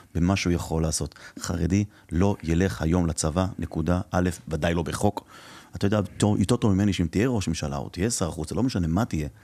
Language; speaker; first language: Hebrew; early bilingual, other home language; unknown